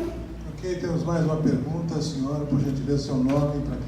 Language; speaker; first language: Portuguese; native; Portuguese